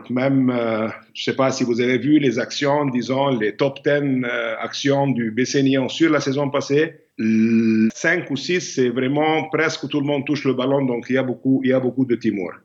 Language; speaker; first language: French; non-native, fluent; Arabic